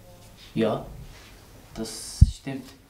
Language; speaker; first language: German; non-native, learner; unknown